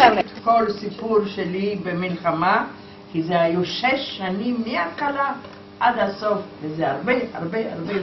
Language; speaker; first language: Hebrew; non-native, fluent; Polish